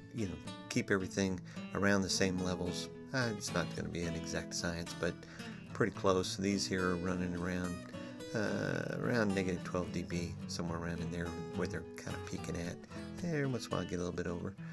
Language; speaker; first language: English; native; English